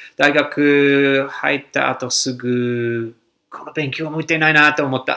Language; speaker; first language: Japanese; non-native, fluent; English